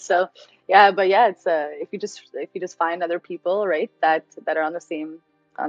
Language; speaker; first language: English; native; English